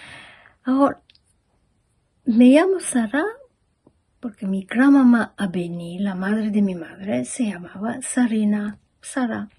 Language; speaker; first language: Spanish; early bilingual, heritage; Ladino